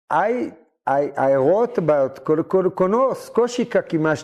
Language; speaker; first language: Japanese; non-native, learner; Hebrew